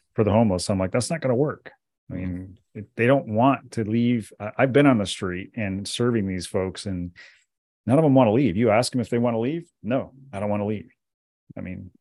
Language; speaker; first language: English; native; English